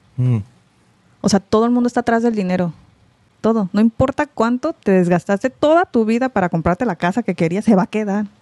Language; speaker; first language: Spanish; early bilingual, other home language; Korean